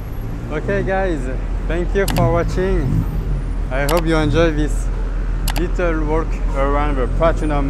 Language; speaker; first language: English; non-native, fluent; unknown